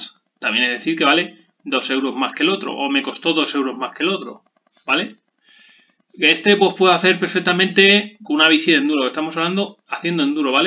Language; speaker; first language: Spanish; native; Spanish